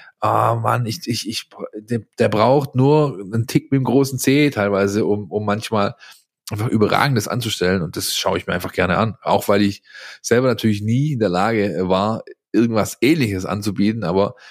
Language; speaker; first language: German; native; German